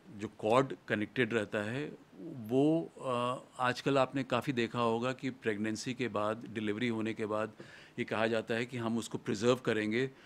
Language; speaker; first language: Hindi; native; Hindi